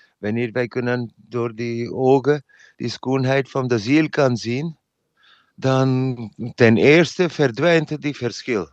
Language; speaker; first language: Dutch; non-native, learner; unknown